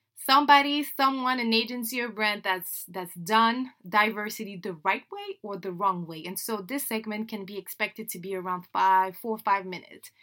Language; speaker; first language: English; non-native, fluent; French